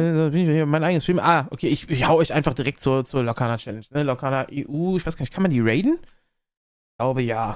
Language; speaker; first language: German; native; German